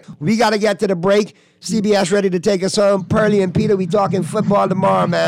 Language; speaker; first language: English; native; English